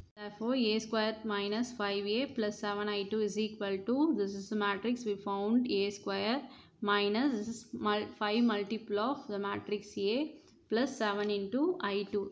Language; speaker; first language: English; non-native, local second language; Tamil